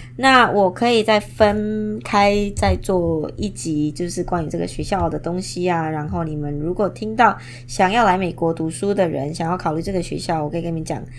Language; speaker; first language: Chinese; non-native, fluent; Indonesian